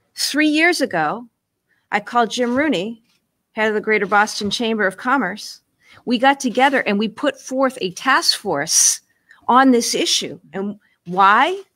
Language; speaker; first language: English; native; English